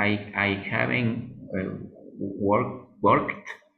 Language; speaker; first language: English; non-native, learner; Spanish